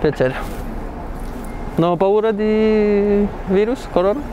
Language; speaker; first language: Italian; non-native, learner; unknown